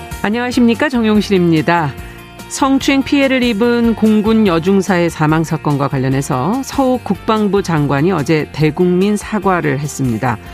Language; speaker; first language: Korean; native; Korean